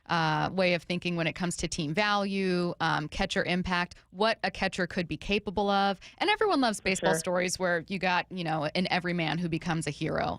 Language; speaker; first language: English; native; English